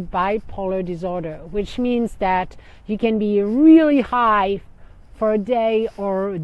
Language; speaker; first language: English; non-native, fluent; French